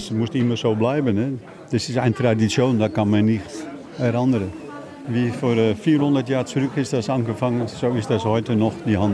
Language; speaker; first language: German; non-native, learner; Dutch